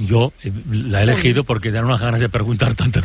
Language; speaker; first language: Spanish; native; Spanish